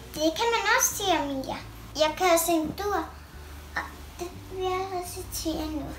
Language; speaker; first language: Danish; early bilingual, other home language; Urdu